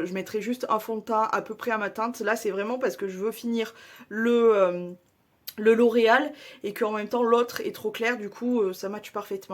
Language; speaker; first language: French; native; French